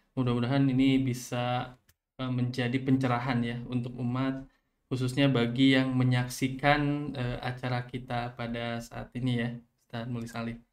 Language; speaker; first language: Indonesian; native; Indonesian